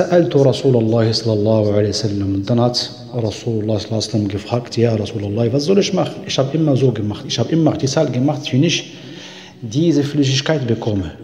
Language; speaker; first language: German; non-native, fluent; Arabic